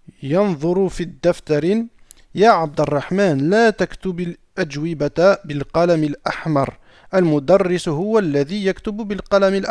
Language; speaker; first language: Arabic; non-native, fluent; French